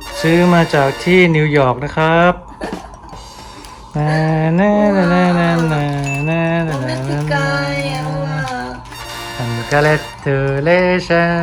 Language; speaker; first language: Thai; native; Thai